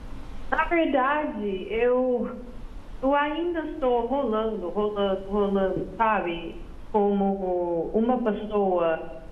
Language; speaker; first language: Portuguese; non-native, fluent; Dutch